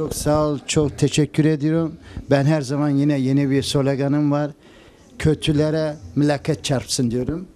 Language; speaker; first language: Turkish; native; Turkish